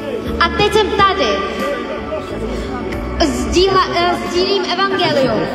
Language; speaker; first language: Czech; non-native, fluent; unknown